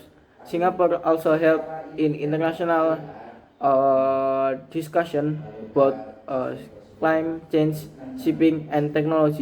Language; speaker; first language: English; non-native, learner; Indonesian